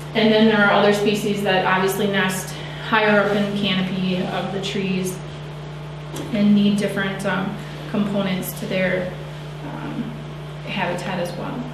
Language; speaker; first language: English; native; English